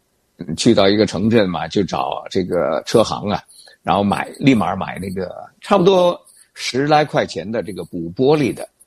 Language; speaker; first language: Chinese; native; Chinese